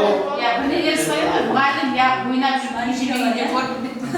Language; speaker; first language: Kazakh; native; Kazakh